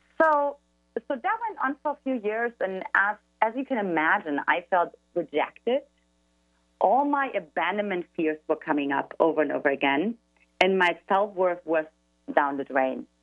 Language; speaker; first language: English; non-native, fluent; German